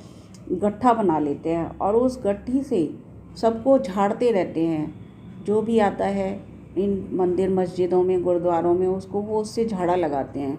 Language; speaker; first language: Hindi; native; Hindi